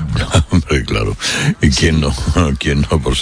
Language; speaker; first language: Spanish; native; Spanish